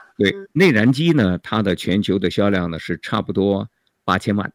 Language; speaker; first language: Chinese; native; Chinese